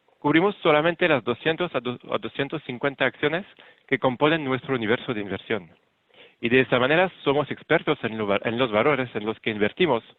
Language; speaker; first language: Spanish; non-native, fluent; French